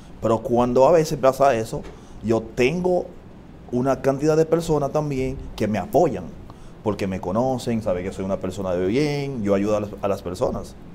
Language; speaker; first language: Spanish; non-native, fluent; Haitian Creole